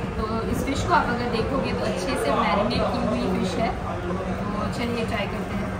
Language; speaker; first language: Hindi; native; Hindi